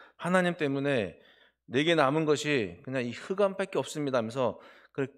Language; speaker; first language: Korean; native; Korean